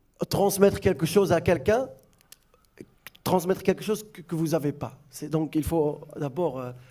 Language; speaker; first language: French; non-native, fluent; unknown